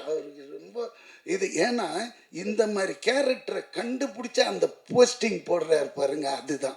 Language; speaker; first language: Tamil; native; Tamil